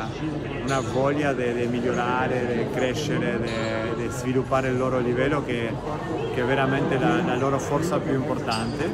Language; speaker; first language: Italian; non-native, fluent; Spanish